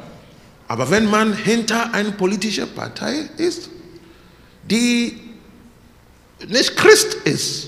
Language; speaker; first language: German; non-native, learner; English